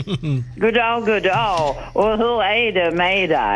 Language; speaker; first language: Swedish; native; Swedish